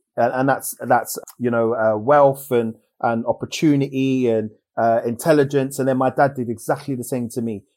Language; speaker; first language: English; native; English